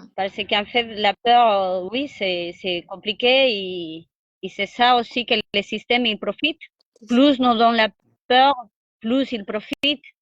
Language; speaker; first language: French; non-native, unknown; Spanish